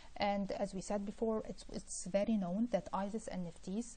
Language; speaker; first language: English; non-native, fluent; Arabic